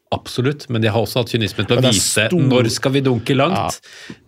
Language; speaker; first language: Norwegian; native; Norwegian